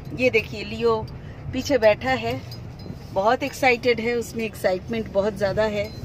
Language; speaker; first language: Hindi; non-native, local second language; Bangla